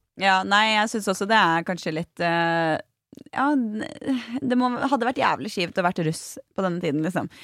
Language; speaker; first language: Norwegian; native; Norwegian